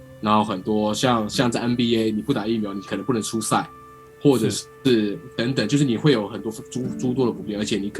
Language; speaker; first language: Chinese; native; Chinese